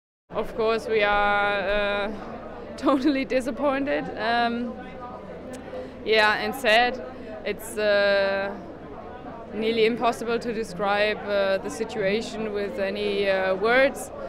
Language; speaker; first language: English; non-native, fluent; German